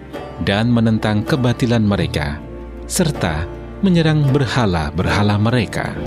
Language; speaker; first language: Indonesian; native; Indonesian